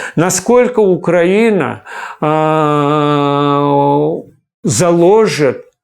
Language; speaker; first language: Russian; non-native, local second language; Crimean Tatar